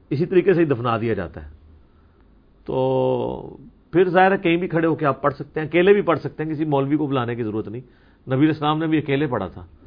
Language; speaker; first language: Urdu; non-native, local second language; Punjabi